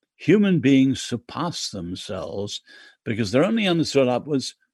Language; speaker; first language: English; native; English